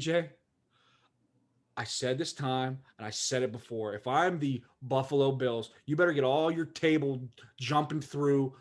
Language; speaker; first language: English; native; English